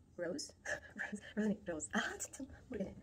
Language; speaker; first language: Korean; non-native, fluent; Portuguese